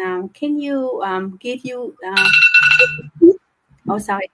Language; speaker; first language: English; non-native, learner; Vietnamese